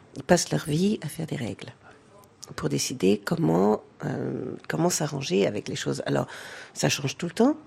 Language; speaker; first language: French; native; French